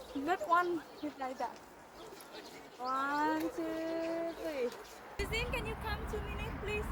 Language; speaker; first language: English; non-native, fluent; Vietnamese